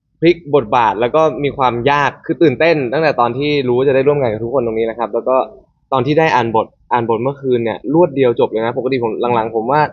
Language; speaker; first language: Thai; native; Thai